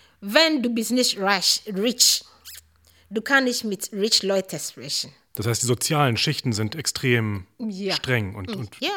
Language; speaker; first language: German; non-native, learner; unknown